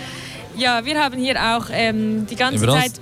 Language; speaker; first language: German; native; German